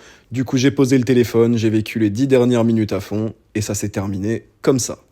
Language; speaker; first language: French; native; French